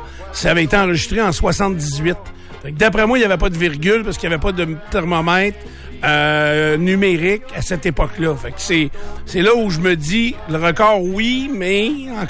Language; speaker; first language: French; native; French